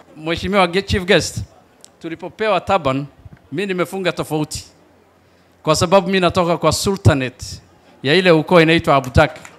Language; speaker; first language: Swahili; non-native, local second language; Somali